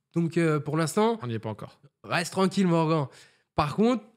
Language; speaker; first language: French; native; French